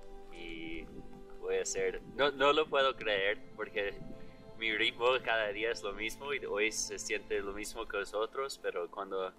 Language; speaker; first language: Spanish; early bilingual, heritage; English